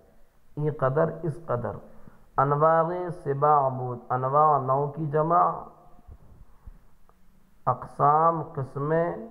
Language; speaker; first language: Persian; non-native, fluent; Urdu